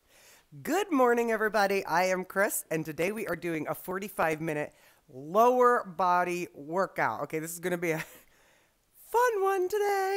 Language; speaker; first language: English; native; English